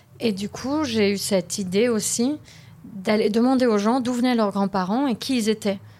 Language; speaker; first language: French; early bilingual, heritage; French